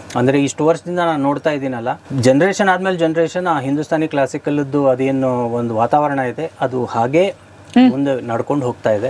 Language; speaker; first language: Kannada; native; Kannada